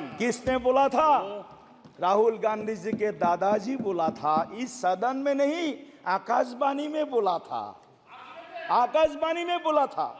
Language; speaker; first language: Hindi; non-native, local second language; Assamese